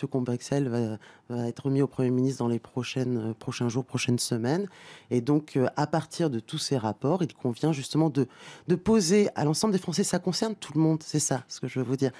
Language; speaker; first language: French; native; French